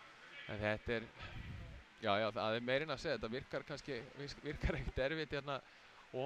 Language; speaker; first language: Icelandic; native; Icelandic